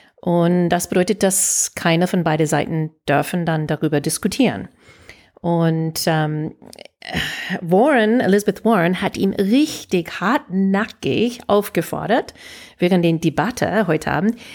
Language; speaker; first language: German; non-native, fluent; English